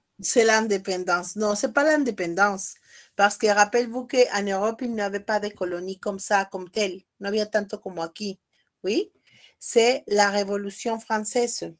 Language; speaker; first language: French; non-native, fluent; Spanish